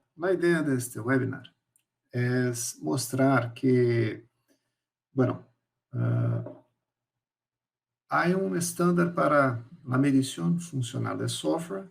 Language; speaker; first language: Spanish; non-native, fluent; Portuguese